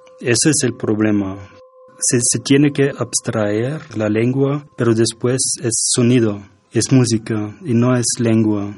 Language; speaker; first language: Spanish; non-native, fluent; German